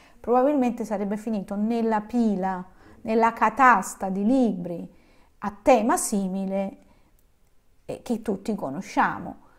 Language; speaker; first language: Italian; native; Italian